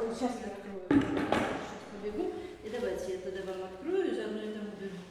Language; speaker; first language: Russian; native; Russian